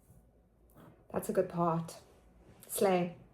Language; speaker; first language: English; native; English